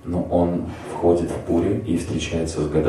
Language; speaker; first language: Russian; native; Russian